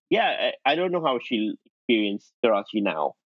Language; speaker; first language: English; non-native, local second language; Urdu